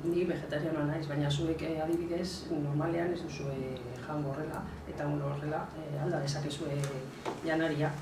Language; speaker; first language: Basque; non-native, learner; Spanish